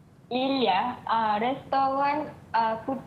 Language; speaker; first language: French; non-native, learner; Malay